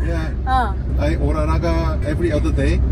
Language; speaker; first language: English; non-native, fluent; Korean